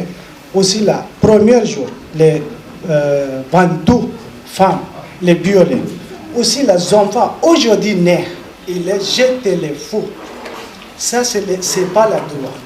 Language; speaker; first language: French; non-native, learner; Rohingya